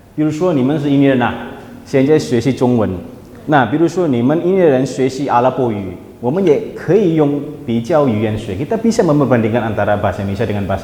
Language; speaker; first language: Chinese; non-native, fluent; Indonesian